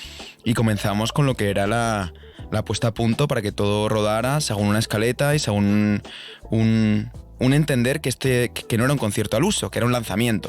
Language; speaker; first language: Spanish; native; Spanish